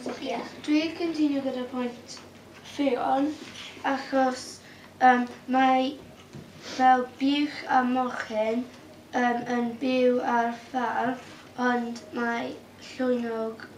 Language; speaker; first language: Welsh; non-native, local second language; English